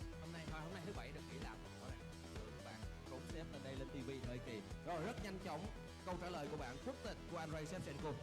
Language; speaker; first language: Vietnamese; native; Vietnamese